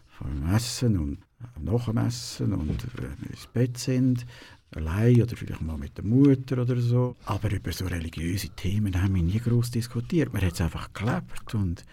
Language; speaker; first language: German; native; German